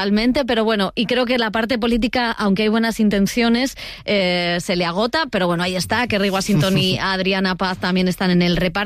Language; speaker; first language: Spanish; native; Spanish